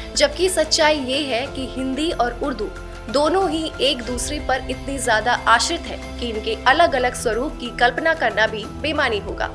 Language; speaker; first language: Hindi; native; Hindi